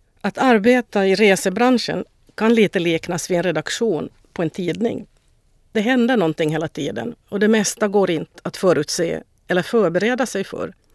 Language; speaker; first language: Swedish; native; Swedish